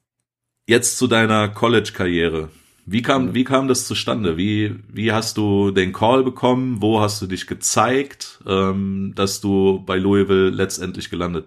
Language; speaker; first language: German; native; German